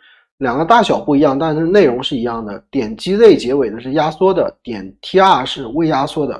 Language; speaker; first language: Chinese; native; Chinese